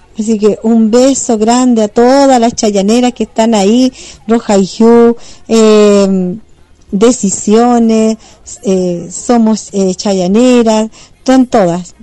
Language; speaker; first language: Spanish; native; Spanish